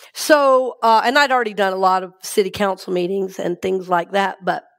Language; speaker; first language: English; native; English